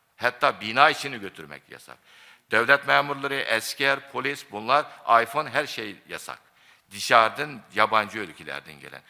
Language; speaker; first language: Turkish; non-native, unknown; Japanese